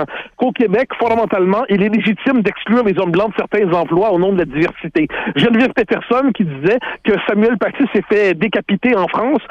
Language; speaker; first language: French; native; French